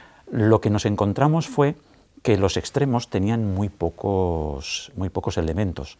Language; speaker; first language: Spanish; native; Spanish